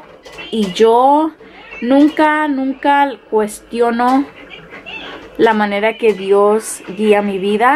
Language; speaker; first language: Spanish; early bilingual, heritage; Spanish